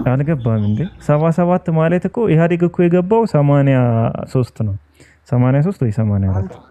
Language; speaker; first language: Amharic; native; Amharic